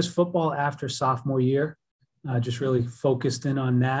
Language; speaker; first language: English; native; English